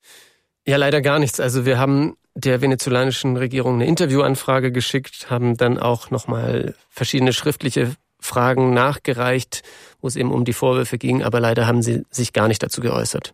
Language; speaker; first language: German; native; German